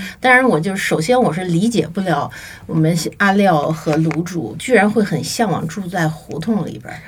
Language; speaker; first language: Chinese; native; Chinese